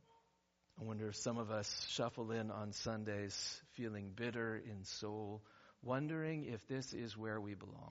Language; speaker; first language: English; native; English